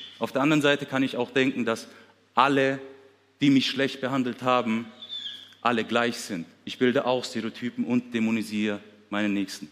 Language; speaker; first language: German; early bilingual, other home language; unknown